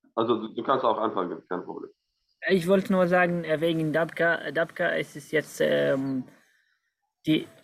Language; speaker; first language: German; non-native, fluent; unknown